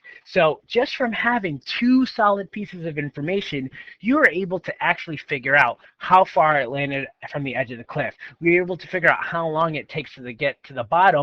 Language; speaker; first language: English; native; English